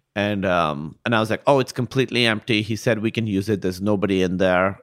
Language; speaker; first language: English; non-native, local second language; Urdu